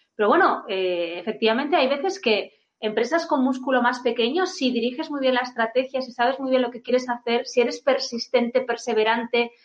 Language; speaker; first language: Spanish; non-native, fluent; Chinese